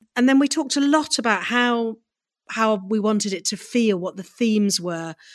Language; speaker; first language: English; native; English